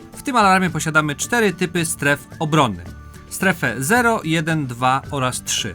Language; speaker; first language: Polish; native; Polish